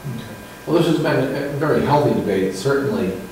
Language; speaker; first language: English; native; English